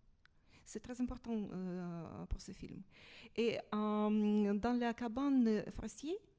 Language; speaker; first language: French; non-native, fluent; Russian